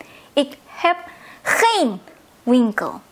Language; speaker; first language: Dutch; non-native, fluent; Indonesian